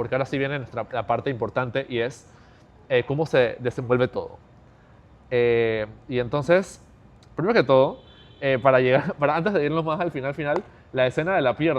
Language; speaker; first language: Spanish; native; Spanish